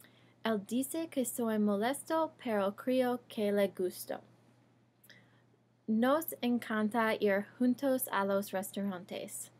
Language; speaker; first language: Spanish; non-native, learner; English